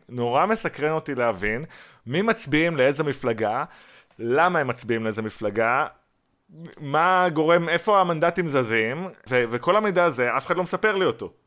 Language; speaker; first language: Hebrew; native; Hebrew